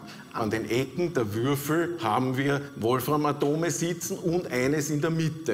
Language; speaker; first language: German; native; German